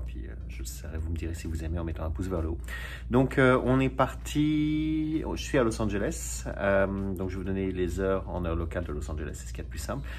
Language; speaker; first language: French; native; French